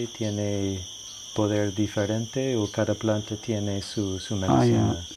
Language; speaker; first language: Spanish; non-native, fluent; English